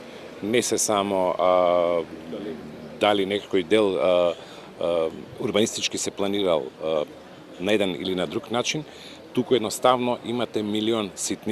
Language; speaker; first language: Macedonian; native; Macedonian